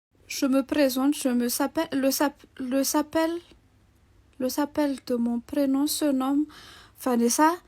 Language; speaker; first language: French; non-native, local second language; Malagasy